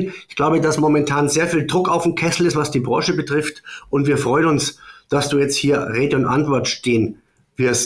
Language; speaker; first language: German; native; German